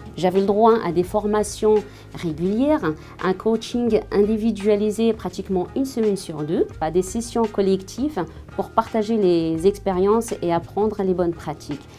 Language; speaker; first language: French; non-native, local second language; Arabic